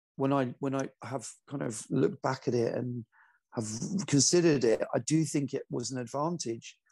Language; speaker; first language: English; native; English